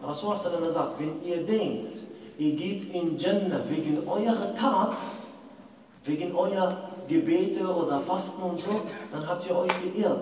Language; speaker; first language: German; non-native, fluent; Arabic